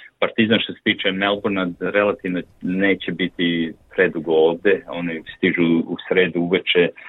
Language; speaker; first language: Serbian; native; Serbian